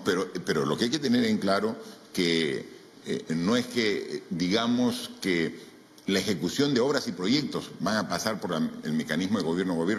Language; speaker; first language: Spanish; native; Spanish